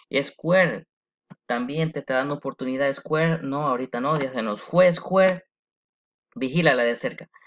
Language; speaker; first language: Spanish; early bilingual, heritage; Spanish